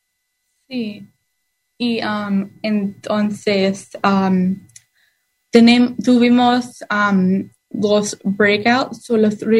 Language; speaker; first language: Spanish; non-native, learner; English